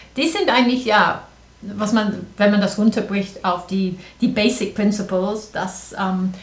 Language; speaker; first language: German; non-native, fluent; English